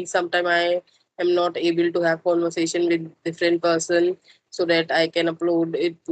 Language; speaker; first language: English; non-native, local second language; Hindi